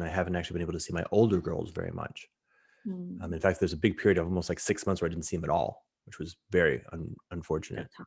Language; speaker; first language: English; native; English